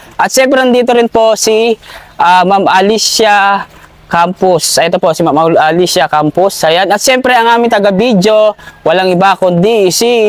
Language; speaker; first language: Filipino; native; Filipino